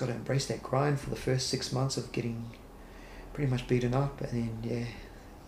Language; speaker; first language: English; native; English